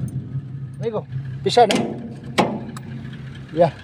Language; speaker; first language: Portuguese; non-native, learner; Filipino